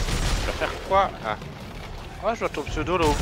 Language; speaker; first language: French; native; French